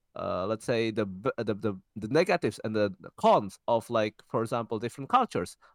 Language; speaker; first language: English; early bilingual, heritage; Czech